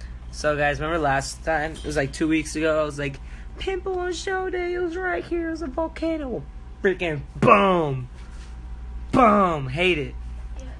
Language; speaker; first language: English; early bilingual, other home language; Spanish